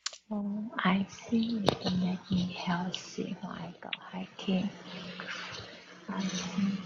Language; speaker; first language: English; non-native, learner; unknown